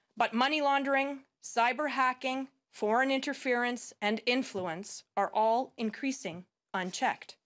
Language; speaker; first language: English; native; English